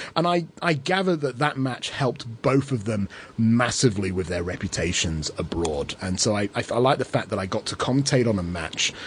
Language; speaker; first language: English; native; English